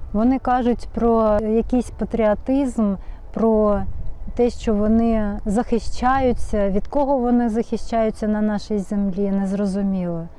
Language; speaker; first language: Ukrainian; non-native, local second language; Russian